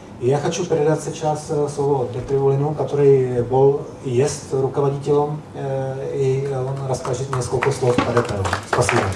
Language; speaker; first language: Russian; non-native, learner; Czech